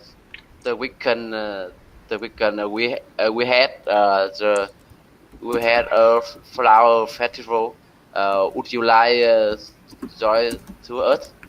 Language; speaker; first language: English; non-native, learner; Vietnamese